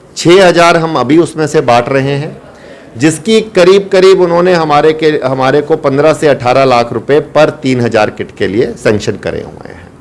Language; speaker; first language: Hindi; native; Hindi